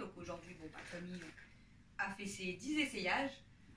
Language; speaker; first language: French; native; French